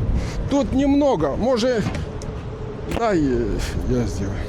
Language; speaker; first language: Russian; non-native, learner; Lithuanian